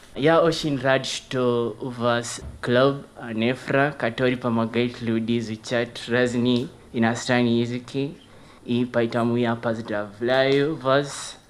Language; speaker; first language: Russian; non-native, learner; Swahili